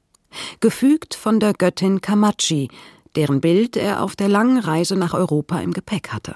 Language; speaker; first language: German; native; German